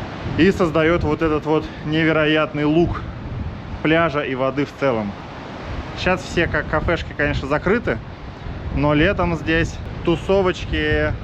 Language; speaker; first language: Russian; native; Russian